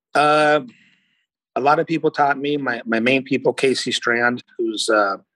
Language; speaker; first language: English; early bilingual, other home language; Portuguese